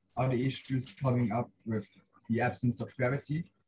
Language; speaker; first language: English; non-native, fluent; Swiss German